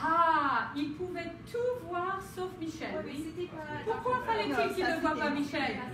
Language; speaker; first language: French; non-native, fluent; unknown